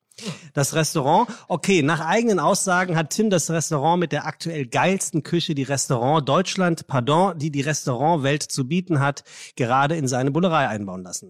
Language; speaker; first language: German; native; German